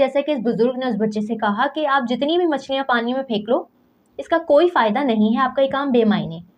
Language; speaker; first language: Urdu; native; Urdu